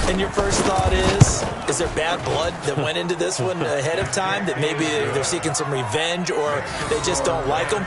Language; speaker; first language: English; native; English